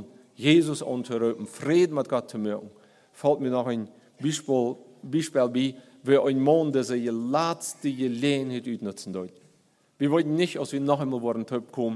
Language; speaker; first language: German; non-native, learner; Plautdietsch